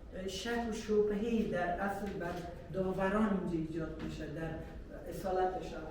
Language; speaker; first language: Persian; native; Persian